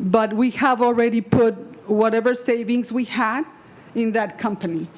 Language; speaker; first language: English; non-native, fluent; Spanish